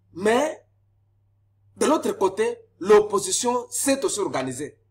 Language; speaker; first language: French; non-native, local second language; Lingala